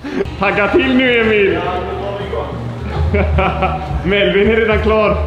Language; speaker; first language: Swedish; native; Swedish